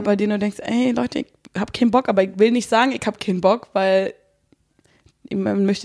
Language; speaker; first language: German; native; German